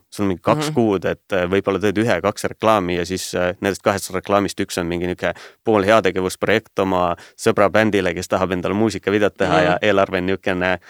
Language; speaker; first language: Estonian; native; Estonian